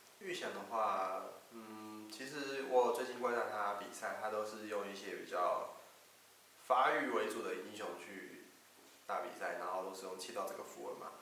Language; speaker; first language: Chinese; native; Chinese